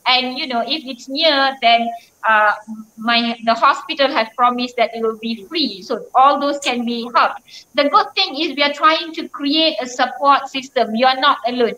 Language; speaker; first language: English; non-native, local second language; Malay